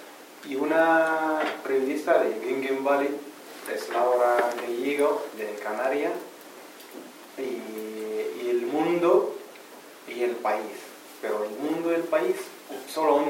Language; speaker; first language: Spanish; non-native, learner; Arabic